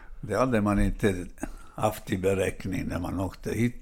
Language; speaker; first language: Swedish; non-native, fluent; Italian